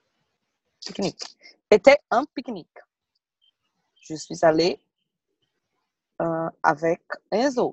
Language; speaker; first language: French; non-native, learner; Portuguese